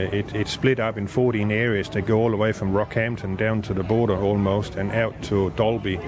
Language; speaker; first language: English; non-native, fluent; Danish